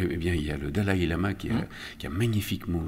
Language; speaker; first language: French; native; French